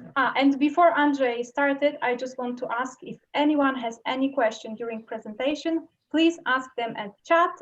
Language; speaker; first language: English; non-native, fluent; Polish